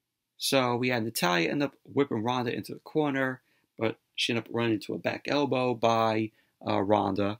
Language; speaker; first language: English; native; English